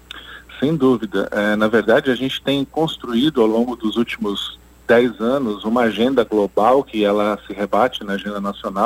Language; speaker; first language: Portuguese; native; Portuguese